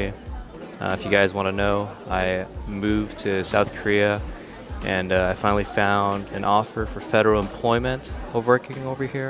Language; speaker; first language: English; native; English